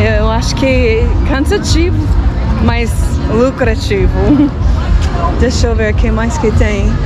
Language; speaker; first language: Portuguese; non-native, fluent; English